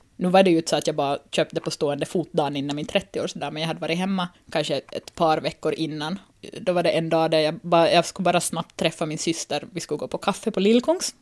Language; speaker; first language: Swedish; native; Swedish